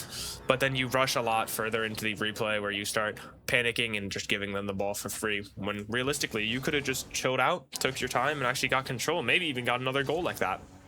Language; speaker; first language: English; native; English